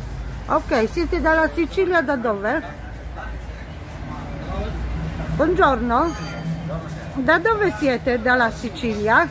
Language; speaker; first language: Italian; non-native, fluent; Polish